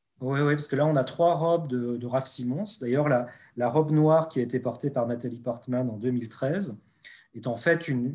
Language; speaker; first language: French; native; French